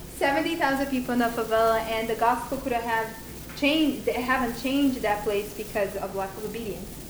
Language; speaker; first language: English; non-native, fluent; Portuguese